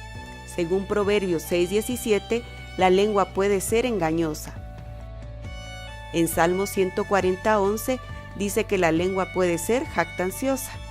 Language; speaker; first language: Spanish; native; Spanish